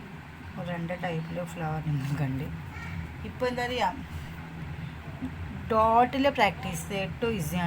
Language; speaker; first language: Malayalam; non-native, fluent; Hindi